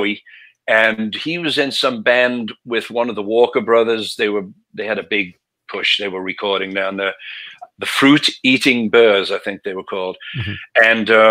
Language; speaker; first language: English; native; English